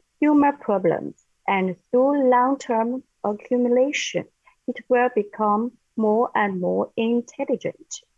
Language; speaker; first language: English; non-native, fluent; Chinese